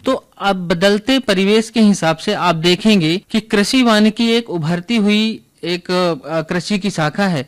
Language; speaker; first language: Hindi; native; Hindi